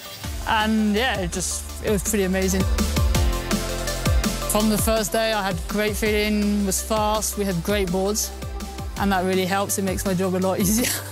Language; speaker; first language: English; early bilingual, heritage; English